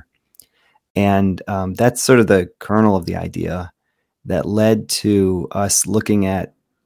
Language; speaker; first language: English; native; English